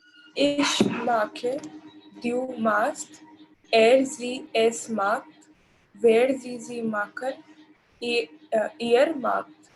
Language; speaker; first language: German; non-native, learner; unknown